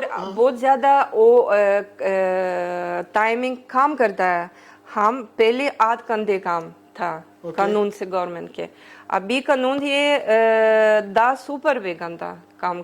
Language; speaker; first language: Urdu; early bilingual, heritage; Greek